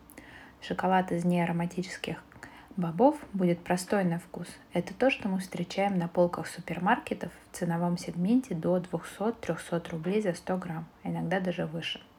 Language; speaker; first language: Russian; native; Russian